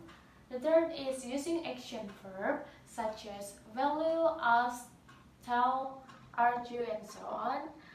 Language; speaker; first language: English; non-native, learner; Indonesian